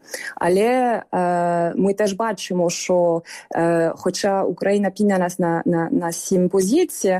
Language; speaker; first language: Ukrainian; non-native, fluent; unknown